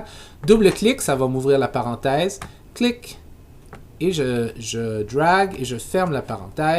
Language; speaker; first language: French; native; French